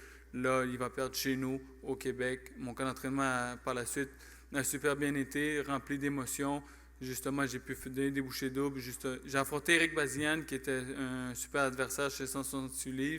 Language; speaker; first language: French; native; French